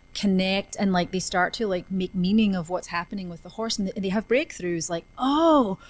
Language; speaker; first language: English; native; English